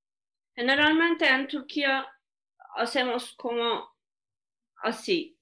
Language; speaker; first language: Spanish; non-native, learner; Turkish